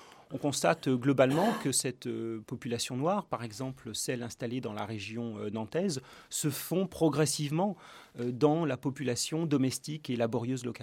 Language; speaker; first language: French; native; French